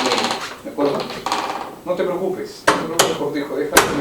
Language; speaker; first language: Spanish; native; Spanish